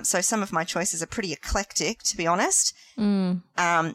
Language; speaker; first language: English; native; English